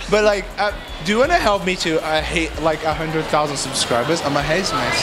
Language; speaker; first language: English; non-native, fluent; Portuguese